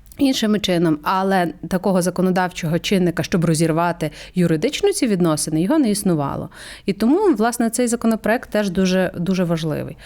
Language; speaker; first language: Ukrainian; native; Ukrainian